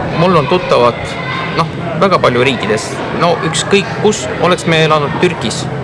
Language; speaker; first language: Estonian; non-native, local second language; Russian